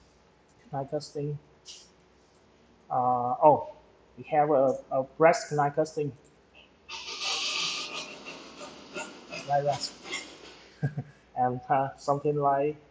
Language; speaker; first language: English; non-native, local second language; Vietnamese